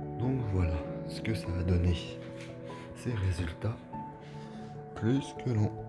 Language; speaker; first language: French; native; French